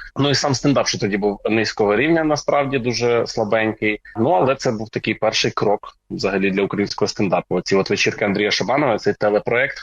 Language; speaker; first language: Ukrainian; native; Ukrainian